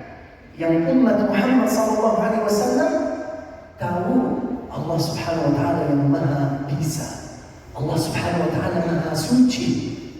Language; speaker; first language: Indonesian; non-native, fluent; Arabic